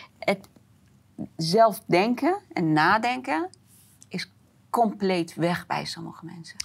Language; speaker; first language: Dutch; non-native, fluent; Persian